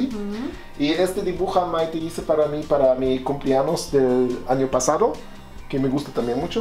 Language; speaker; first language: Spanish; non-native, fluent; German